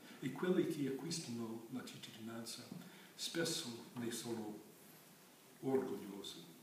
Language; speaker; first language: Italian; non-native, fluent; English